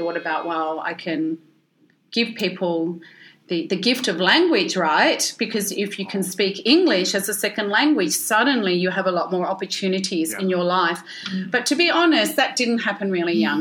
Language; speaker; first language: English; native; English